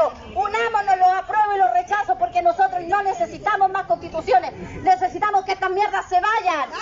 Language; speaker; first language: Spanish; native; Spanish